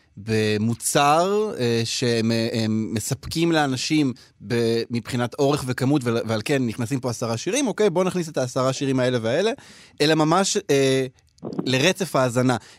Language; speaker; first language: Hebrew; native; Hebrew